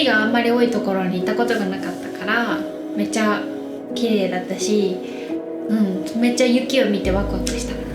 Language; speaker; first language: Japanese; native; Japanese